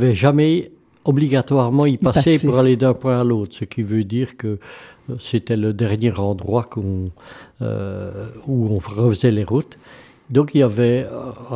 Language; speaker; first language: French; native; French